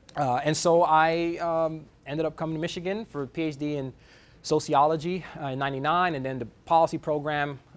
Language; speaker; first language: English; native; English